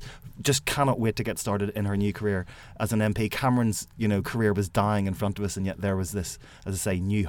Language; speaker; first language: English; native; English